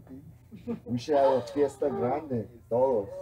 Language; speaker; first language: Spanish; early bilingual, heritage; English